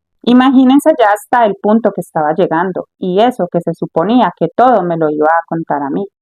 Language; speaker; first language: Spanish; native; Spanish